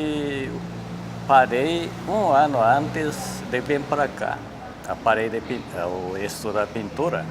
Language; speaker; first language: Portuguese; non-native, learner; Japanese